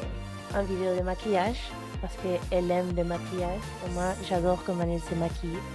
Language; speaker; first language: French; non-native, fluent; Spanish